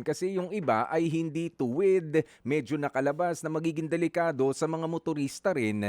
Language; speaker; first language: Filipino; native; Filipino